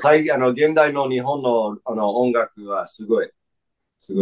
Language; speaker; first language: Japanese; non-native, fluent; English